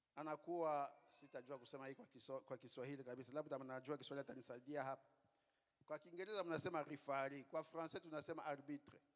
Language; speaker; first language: Swahili; non-native, local second language; Lingala